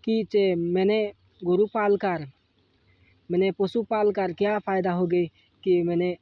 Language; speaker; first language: Hindi; non-native, learner; Bangla